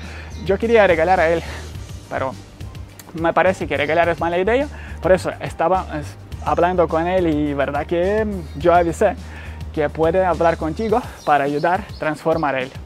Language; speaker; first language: Spanish; non-native, learner; Ukrainian